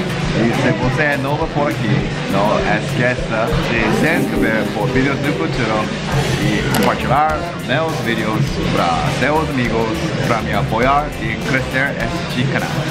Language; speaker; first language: Portuguese; non-native, learner; English